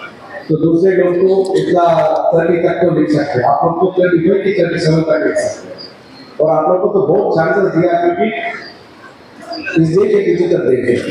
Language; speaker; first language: Hindi; non-native, local second language; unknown